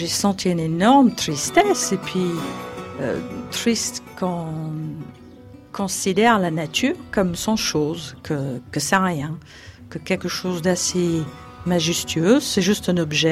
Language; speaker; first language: French; non-native, fluent; English